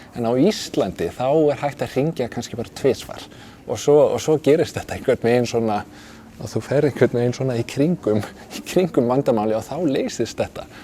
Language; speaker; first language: Icelandic; non-native, fluent; Danish